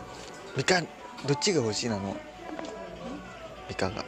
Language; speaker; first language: Japanese; non-native, learner; Indonesian